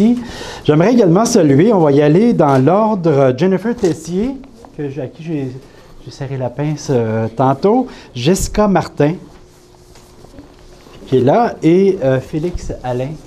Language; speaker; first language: French; native; French